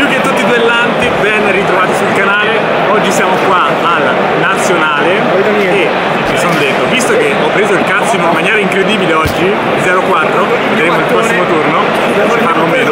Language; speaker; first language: Italian; native; Italian